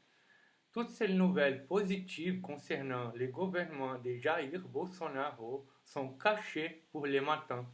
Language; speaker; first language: French; non-native, fluent; Portuguese